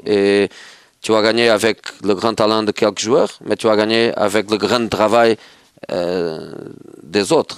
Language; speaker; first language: French; non-native, fluent; Portuguese